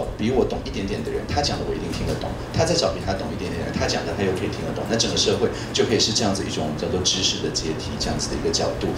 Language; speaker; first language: Chinese; native; Chinese